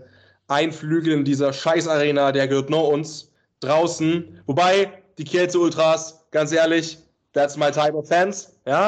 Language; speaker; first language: German; native; German